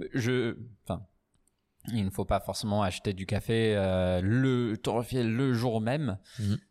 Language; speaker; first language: French; non-native, fluent; English